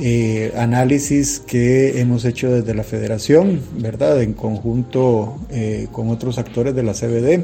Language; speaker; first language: Spanish; native; Spanish